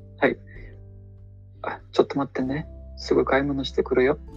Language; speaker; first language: Japanese; non-native, learner; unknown